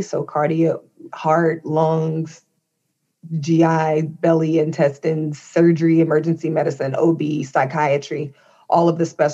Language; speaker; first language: English; native; English